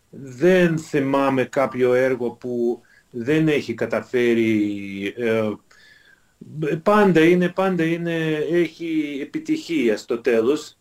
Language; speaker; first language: Greek; non-native, fluent; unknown